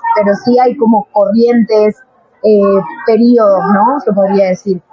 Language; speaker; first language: Spanish; native; Spanish